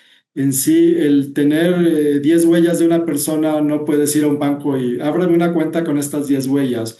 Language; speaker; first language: Spanish; native; Spanish